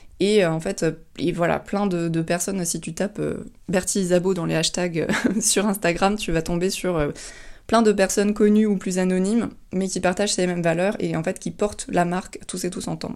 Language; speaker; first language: French; native; French